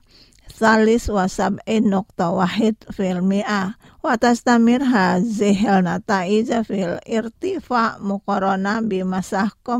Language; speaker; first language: Arabic; non-native, fluent; Indonesian